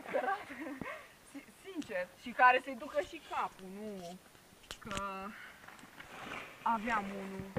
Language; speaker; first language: Romanian; native; Romanian